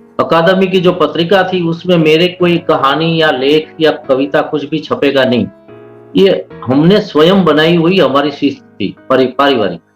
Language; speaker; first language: Hindi; non-native, local second language; Gujarati